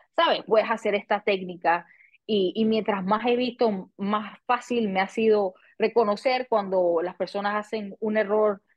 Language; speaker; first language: Spanish; early bilingual, heritage; Spanish